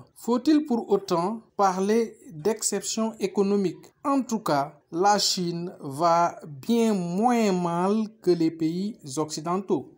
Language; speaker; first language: French; non-native, local second language; Wolof